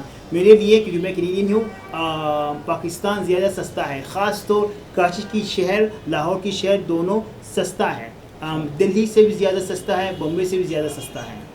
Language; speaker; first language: Hindi; non-native, learner; Arabic